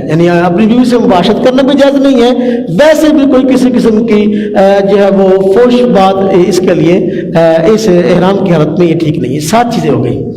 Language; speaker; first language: Urdu; non-native, local second language; Punjabi